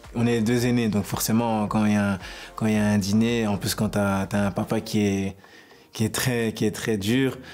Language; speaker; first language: French; native; French